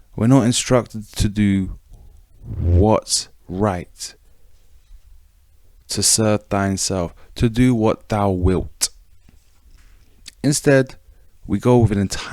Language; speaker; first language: English; native; English